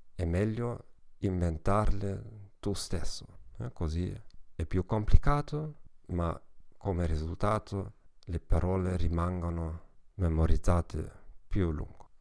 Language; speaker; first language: Italian; non-native, learner; German